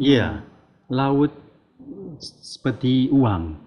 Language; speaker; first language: Indonesian; non-native, learner; Chinese